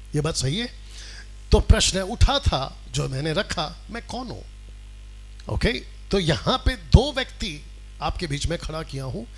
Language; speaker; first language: Hindi; non-native, local second language; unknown